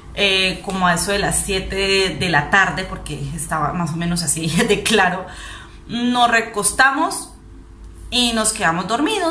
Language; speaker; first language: Spanish; native; Spanish